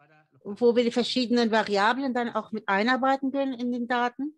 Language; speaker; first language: German; early bilingual, heritage; German